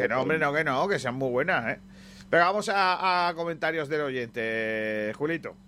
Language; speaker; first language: Spanish; native; Spanish